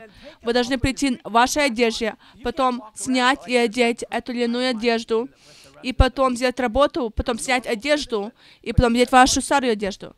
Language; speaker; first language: Russian; non-native, fluent; English